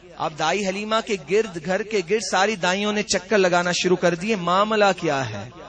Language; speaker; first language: Urdu; non-native, local second language; Punjabi